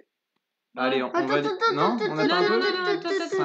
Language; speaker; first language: French; native; French